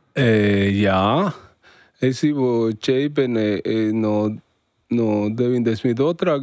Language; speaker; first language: Latvian; non-native, fluent; Spanish